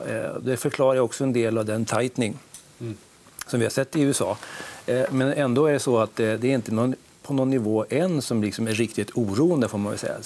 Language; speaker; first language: Swedish; native; Swedish